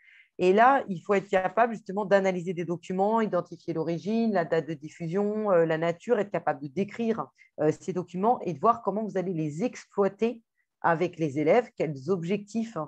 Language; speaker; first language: French; native; French